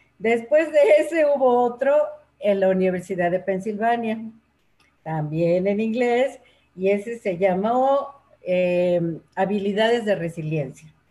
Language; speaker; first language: Spanish; native; Spanish